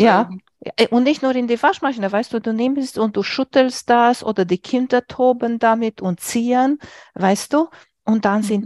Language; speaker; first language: German; non-native, fluent; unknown